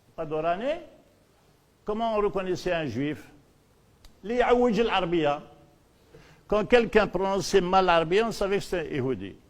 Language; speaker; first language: French; non-native, local second language; Berber languages